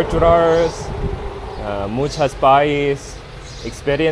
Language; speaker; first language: Spanish; non-native, learner; Korean